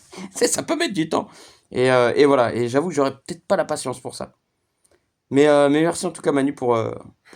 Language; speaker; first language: French; native; French